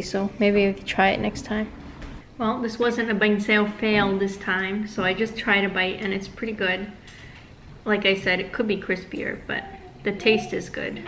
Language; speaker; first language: English; native; English